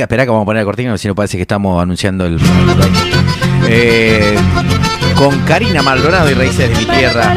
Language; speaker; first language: Spanish; native; Spanish